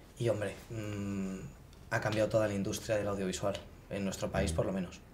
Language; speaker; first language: Spanish; native; Spanish